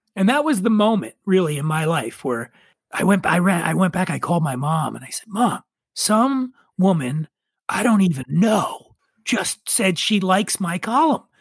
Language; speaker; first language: English; native; English